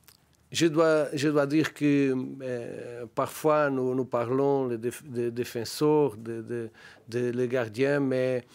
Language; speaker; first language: French; non-native, learner; Portuguese